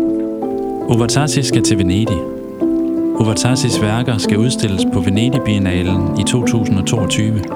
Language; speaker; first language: Danish; native; Danish